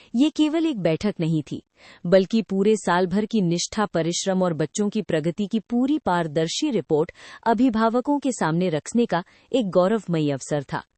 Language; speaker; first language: Hindi; native; Hindi